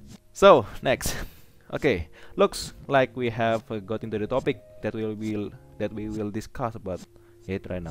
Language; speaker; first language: English; non-native, learner; Indonesian